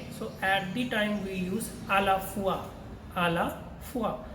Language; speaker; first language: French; non-native, learner; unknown